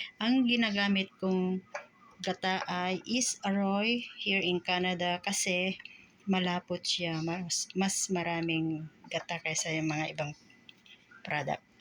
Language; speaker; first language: Filipino; native; Filipino